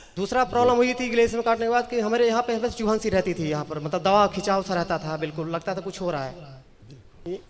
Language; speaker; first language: Hindi; native; Hindi